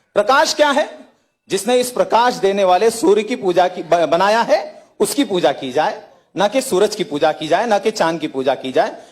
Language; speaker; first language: Hindi; native; Hindi